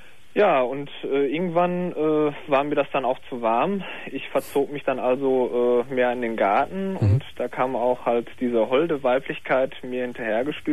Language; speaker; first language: German; native; German